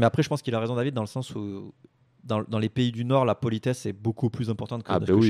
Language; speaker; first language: French; native; French